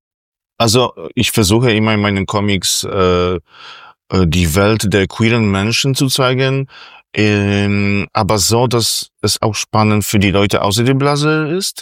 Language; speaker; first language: German; non-native, fluent; Polish